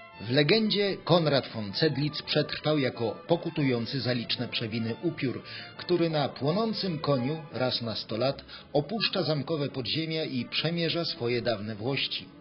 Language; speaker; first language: Polish; native; Polish